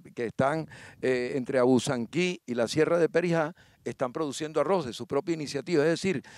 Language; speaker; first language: Spanish; native; Spanish